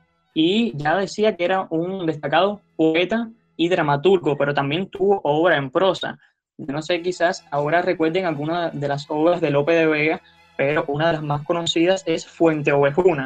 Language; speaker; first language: Spanish; native; Spanish